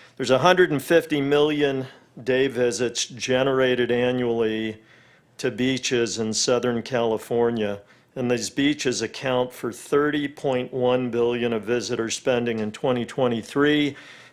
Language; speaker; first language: English; native; English